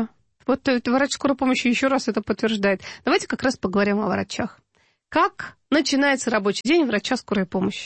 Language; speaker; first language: Russian; native; Russian